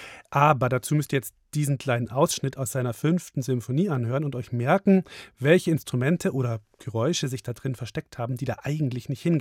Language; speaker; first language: German; native; German